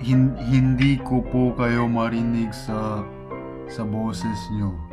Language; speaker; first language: Filipino; non-native, local second language; Cebuano